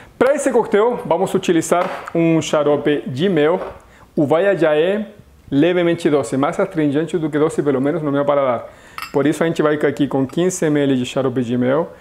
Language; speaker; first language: Portuguese; non-native, fluent; Spanish